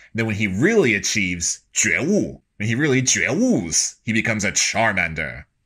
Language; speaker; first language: English; native; English